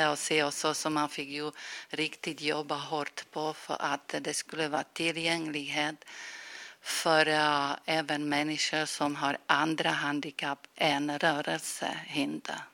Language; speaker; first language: Swedish; non-native, fluent; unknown